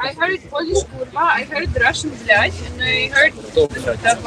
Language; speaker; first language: English; non-native, fluent; Ukrainian